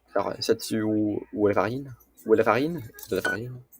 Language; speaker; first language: French; non-native, learner; English